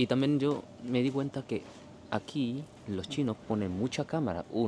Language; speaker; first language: Spanish; non-native, learner; Indonesian